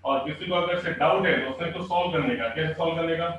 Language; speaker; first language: Hindi; non-native, local second language; Marathi